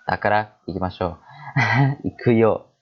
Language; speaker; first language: Japanese; non-native, learner; English